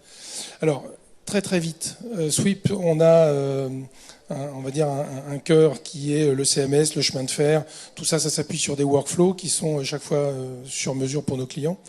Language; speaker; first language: French; native; French